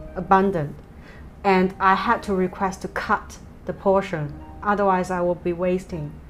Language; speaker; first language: English; non-native, fluent; Chinese